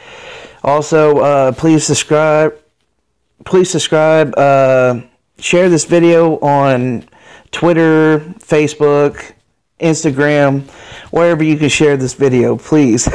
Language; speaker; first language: English; native; English